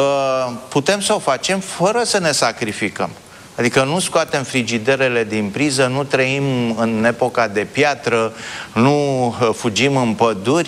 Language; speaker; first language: Romanian; native; Romanian